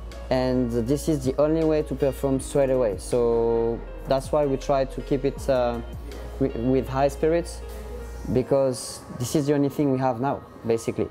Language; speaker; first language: English; non-native, fluent; French